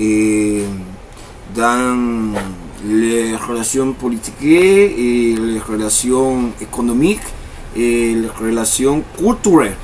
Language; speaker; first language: French; non-native, learner; Spanish